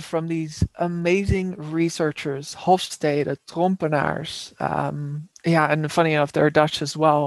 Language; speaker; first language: English; non-native, fluent; Dutch